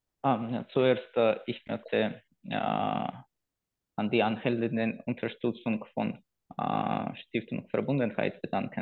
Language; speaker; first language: German; non-native, fluent; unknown